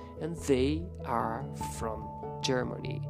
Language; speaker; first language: English; non-native, fluent; Portuguese